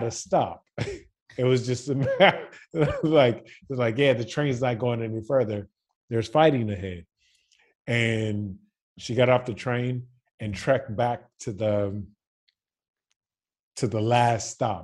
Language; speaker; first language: English; native; English